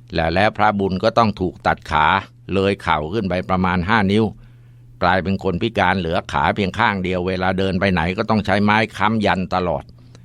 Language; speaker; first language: Thai; native; Thai